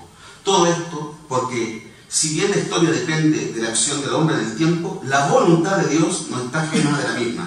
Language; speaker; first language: Spanish; native; Spanish